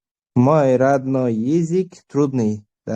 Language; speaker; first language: Russian; non-native, learner; Uzbek